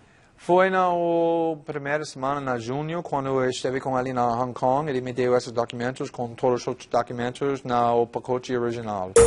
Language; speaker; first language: Portuguese; non-native, fluent; English